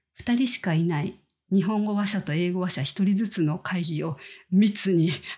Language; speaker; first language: Japanese; native; Japanese